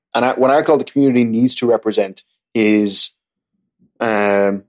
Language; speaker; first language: English; native; English